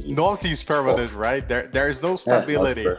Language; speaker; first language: English; non-native, fluent; Portuguese